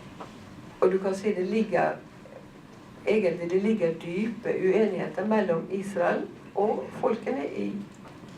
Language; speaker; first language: Norwegian; native; Norwegian